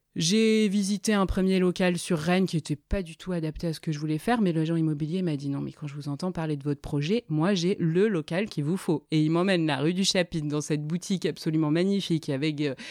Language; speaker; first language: French; native; French